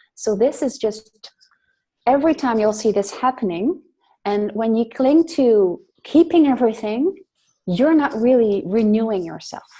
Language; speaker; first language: English; non-native, fluent; Dutch